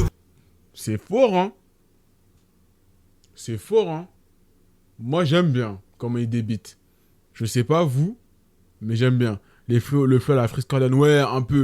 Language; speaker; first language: French; native; French